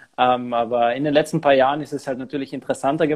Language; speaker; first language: German; native; German